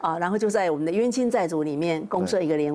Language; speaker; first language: Chinese; native; Chinese